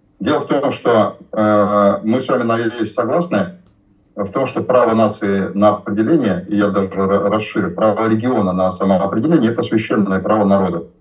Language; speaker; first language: Russian; native; Russian